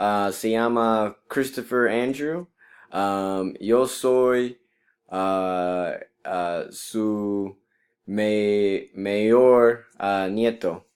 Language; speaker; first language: Spanish; non-native, learner; English